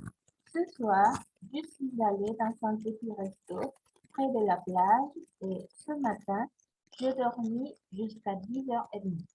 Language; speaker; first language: French; non-native, fluent; Spanish